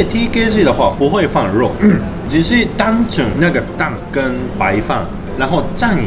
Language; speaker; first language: Chinese; non-native, fluent; Japanese